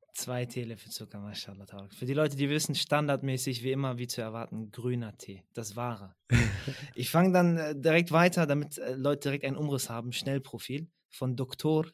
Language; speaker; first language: German; early bilingual, other home language; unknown